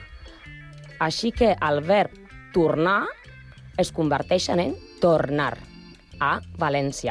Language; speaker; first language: Catalan; non-native, learner; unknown